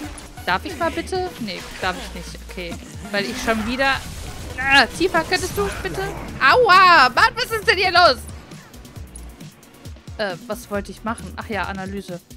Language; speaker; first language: German; native; German